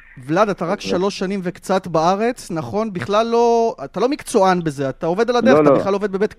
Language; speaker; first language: Hebrew; native; Hebrew